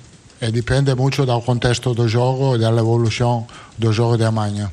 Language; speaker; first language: Portuguese; non-native, fluent; Italian